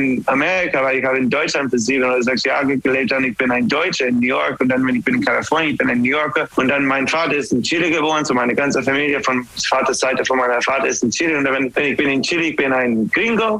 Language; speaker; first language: German; non-native, learner; English